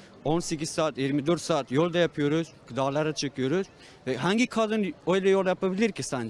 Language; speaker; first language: Turkish; non-native, fluent; Persian